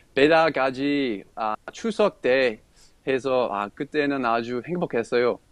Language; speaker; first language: Korean; non-native, fluent; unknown